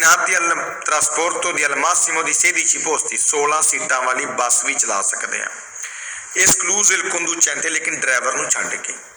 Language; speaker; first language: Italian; non-native, fluent; Punjabi